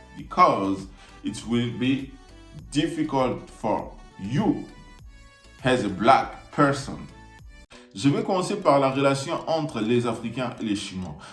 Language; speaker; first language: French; non-native, local second language; Lingala